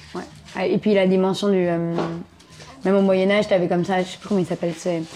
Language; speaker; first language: French; native; French